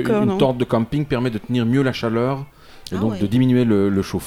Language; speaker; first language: French; native; French